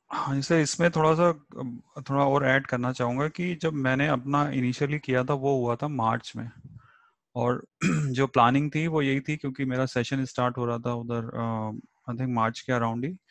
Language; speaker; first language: Hindi; native; Hindi